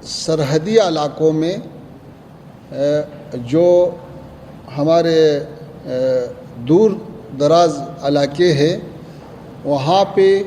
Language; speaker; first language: Hindi; non-native, learner; Pashto